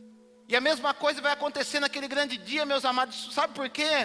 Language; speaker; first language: Portuguese; native; Portuguese